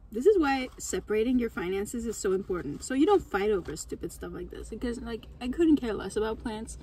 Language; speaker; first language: English; non-native, fluent; Turkish